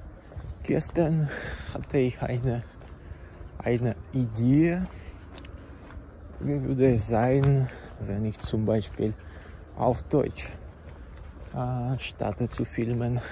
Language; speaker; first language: German; non-native, learner; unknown